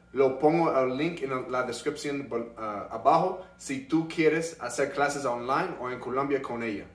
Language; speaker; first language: Spanish; non-native, fluent; English